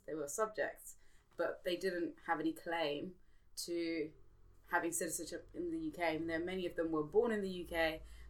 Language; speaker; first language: English; native; English